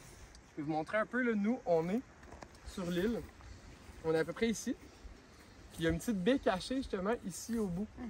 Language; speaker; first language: French; native; French